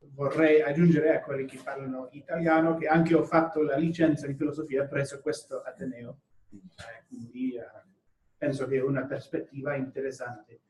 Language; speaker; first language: Italian; non-native, fluent; English